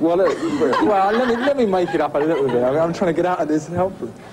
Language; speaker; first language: English; native; English